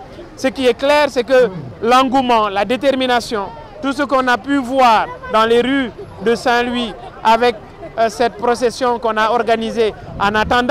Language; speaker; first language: French; non-native, local second language; Wolof